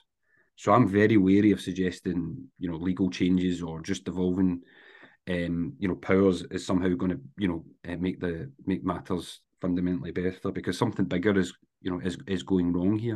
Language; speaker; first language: English; native; English